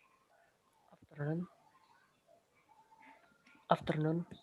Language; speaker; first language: English; non-native, learner; Indonesian